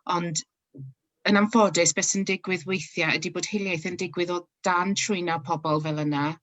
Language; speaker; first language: Welsh; non-native, local second language; English